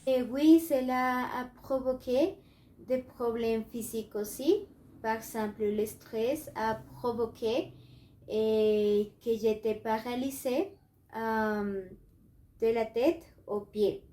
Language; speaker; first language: French; non-native, learner; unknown